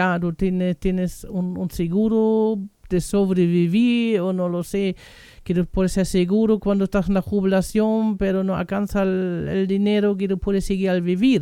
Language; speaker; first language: Spanish; non-native, fluent; German